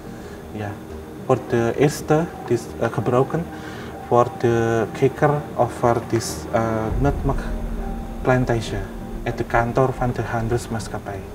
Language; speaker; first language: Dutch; non-native, learner; Indonesian